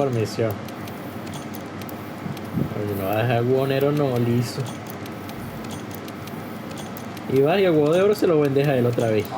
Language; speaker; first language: Spanish; native; Spanish